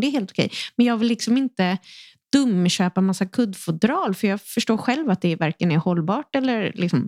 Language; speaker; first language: Swedish; native; Swedish